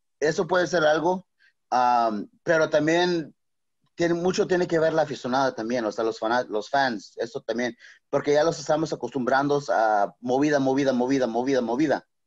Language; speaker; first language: Spanish; native; Spanish